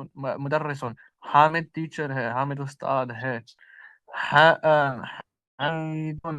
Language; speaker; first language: Hindi; non-native, learner; Urdu